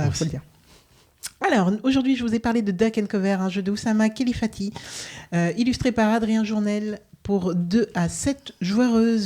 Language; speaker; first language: French; native; French